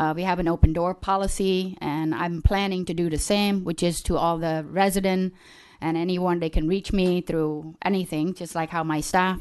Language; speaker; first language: English; early bilingual, other home language; Khmer